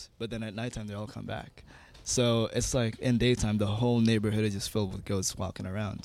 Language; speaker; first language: English; non-native, fluent; Indonesian